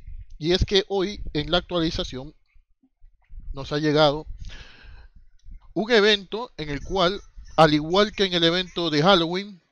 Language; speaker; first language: Spanish; native; Spanish